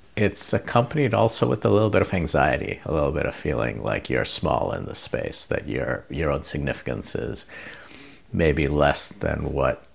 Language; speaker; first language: English; non-native, local second language; Bangla